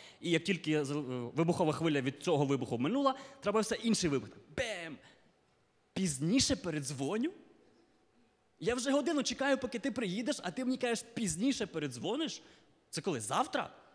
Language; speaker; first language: Ukrainian; native; Ukrainian